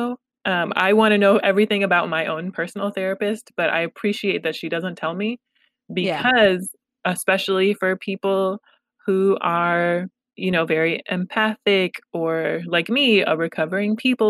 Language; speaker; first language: English; early bilingual, other home language; Pashto